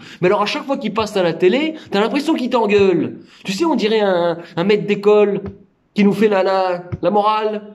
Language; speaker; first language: French; native; French